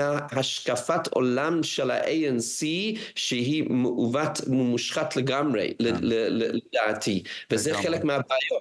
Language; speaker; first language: Hebrew; non-native, fluent; English